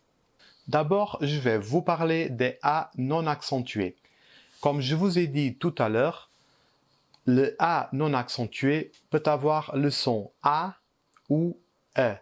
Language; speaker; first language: French; early bilingual, heritage; Portuguese